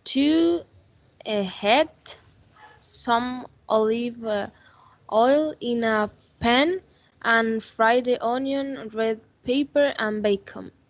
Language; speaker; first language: English; non-native, learner; Spanish